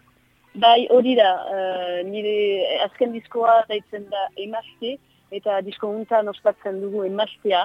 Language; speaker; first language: Basque; non-native, local second language; French